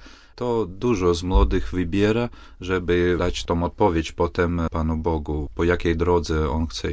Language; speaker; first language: Polish; non-native, fluent; Latvian